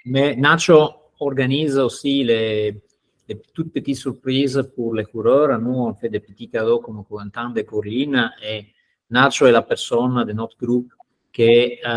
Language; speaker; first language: French; non-native, fluent; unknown